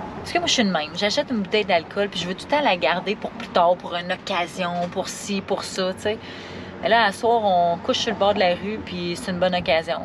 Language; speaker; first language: French; native; French